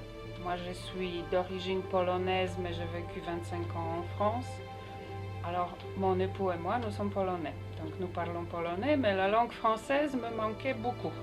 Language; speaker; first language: French; non-native, fluent; Polish